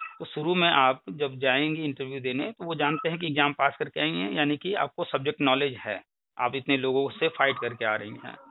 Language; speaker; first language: Hindi; native; Hindi